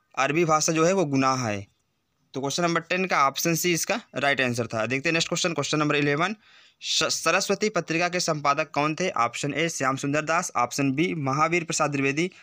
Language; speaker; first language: Hindi; native; Hindi